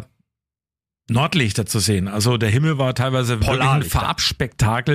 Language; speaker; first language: German; native; German